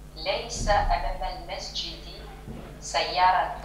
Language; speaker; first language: Arabic; non-native, learner; French